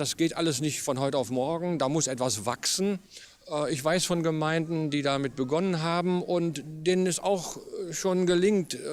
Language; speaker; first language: German; native; German